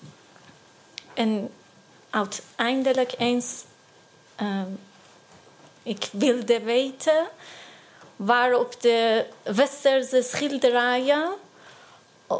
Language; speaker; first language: Dutch; non-native, learner; Persian